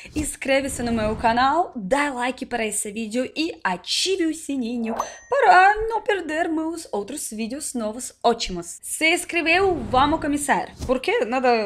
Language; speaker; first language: Portuguese; non-native, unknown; Russian